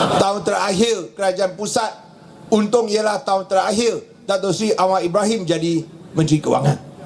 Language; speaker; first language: Malay; non-native, local second language; Min Nan Chinese